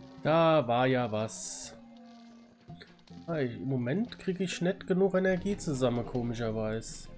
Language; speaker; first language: German; native; German